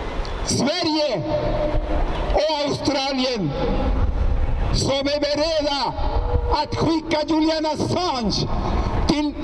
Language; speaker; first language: Swedish; non-native, fluent; Spanish